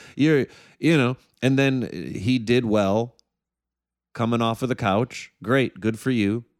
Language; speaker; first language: English; native; English